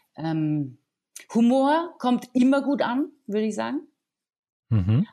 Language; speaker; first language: German; non-native, fluent; French